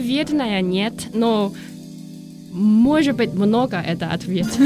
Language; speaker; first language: Russian; non-native, learner; Chinese